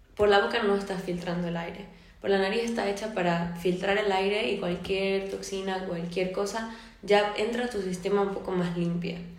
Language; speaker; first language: Spanish; native; Spanish